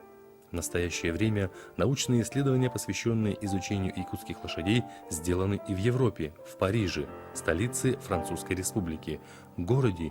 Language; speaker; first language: Russian; native; Russian